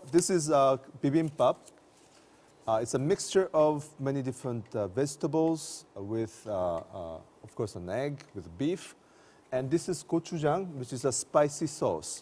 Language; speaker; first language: English; non-native, fluent; Korean